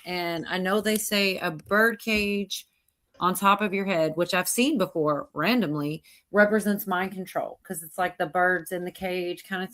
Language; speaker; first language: English; native; English